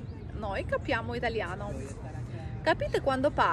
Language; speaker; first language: Italian; non-native, fluent; Russian